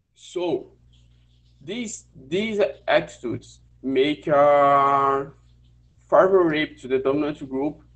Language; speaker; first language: English; non-native, learner; Portuguese